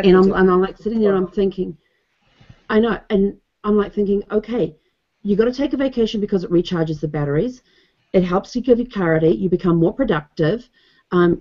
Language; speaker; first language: English; native; English